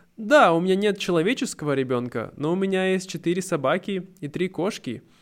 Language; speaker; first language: Russian; native; Russian